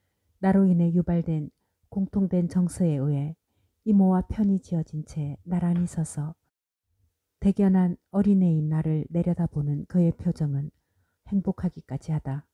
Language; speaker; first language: Korean; native; Korean